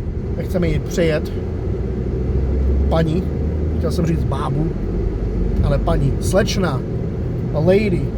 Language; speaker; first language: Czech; non-native, fluent; English